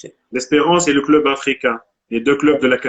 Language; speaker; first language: French; non-native, local second language; Arabic